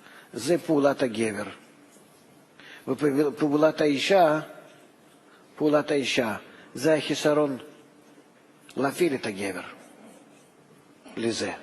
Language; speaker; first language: Hebrew; non-native, fluent; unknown